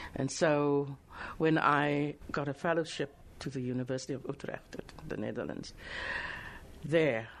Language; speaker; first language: English; non-native, local second language; Afrikaans